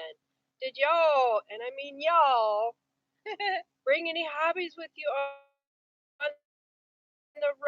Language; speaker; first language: English; native; English